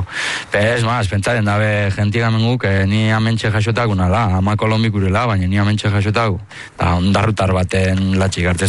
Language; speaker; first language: Basque; early bilingual, other home language; Spanish